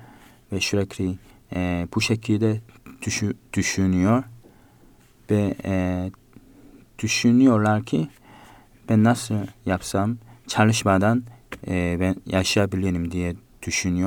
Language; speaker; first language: Turkish; non-native, fluent; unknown